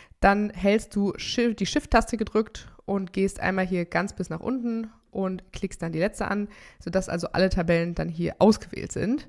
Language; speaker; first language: German; native; German